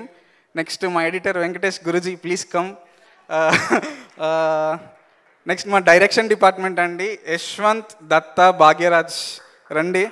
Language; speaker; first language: Telugu; native; Telugu